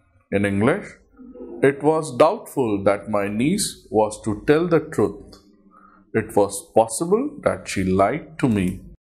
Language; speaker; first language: English; non-native, local second language; Hindi